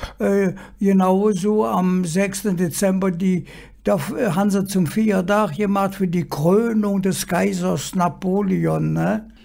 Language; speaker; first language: German; native; German